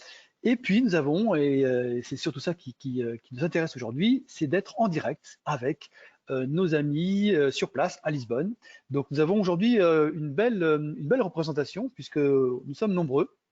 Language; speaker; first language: French; native; French